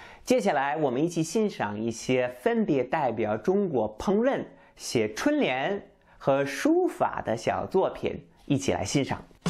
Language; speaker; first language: Chinese; non-native, fluent; English